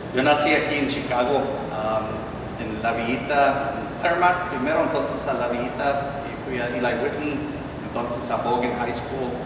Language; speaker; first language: Spanish; early bilingual, heritage; Spanish